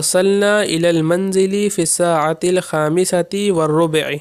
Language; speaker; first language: Arabic; non-native, fluent; Urdu